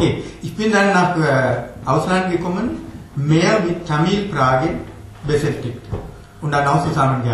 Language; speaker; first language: German; non-native, fluent; Tamil